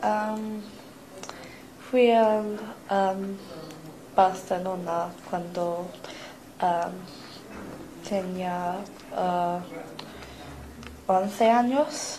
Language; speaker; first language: Spanish; non-native, learner; English